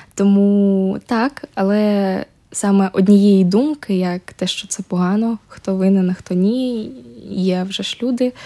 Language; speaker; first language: Ukrainian; native; Ukrainian